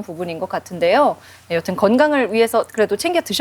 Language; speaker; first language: Korean; native; Korean